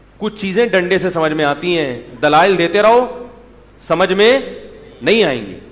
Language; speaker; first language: Urdu; native; Urdu